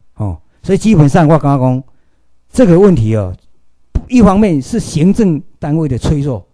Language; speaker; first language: Chinese; native; Chinese